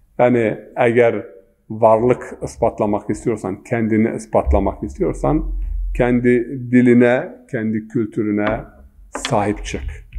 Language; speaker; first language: Turkish; non-native, local second language; Zaza